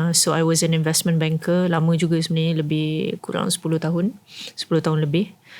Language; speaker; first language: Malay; early bilingual, heritage; Malay